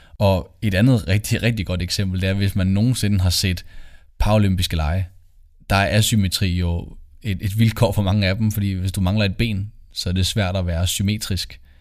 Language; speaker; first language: Danish; native; Danish